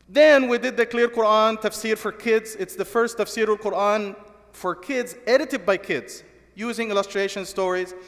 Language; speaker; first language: English; non-native, fluent; Arabic